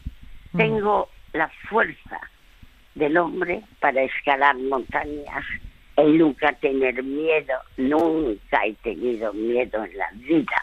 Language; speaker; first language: Spanish; early bilingual, other home language; French